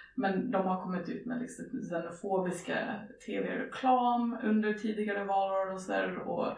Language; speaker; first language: Swedish; non-native, fluent; English